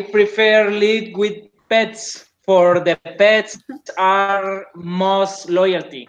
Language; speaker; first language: English; non-native, learner; Spanish